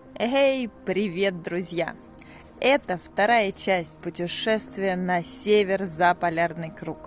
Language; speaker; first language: Russian; native; Russian